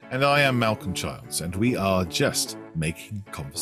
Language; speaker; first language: English; native; English